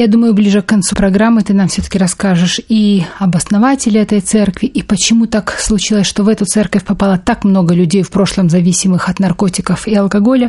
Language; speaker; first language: Russian; native; Russian